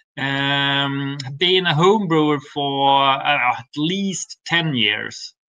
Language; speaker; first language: English; non-native, fluent; Swedish